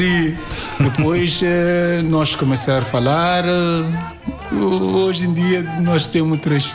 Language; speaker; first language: Portuguese; non-native, learner; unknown